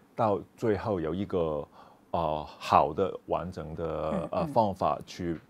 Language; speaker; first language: Chinese; non-native, local second language; Cantonese